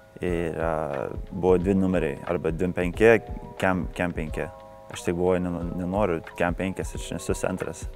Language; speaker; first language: Lithuanian; early bilingual, heritage; Lithuanian